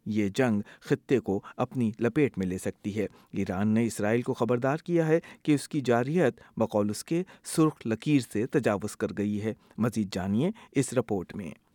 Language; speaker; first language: Urdu; native; Urdu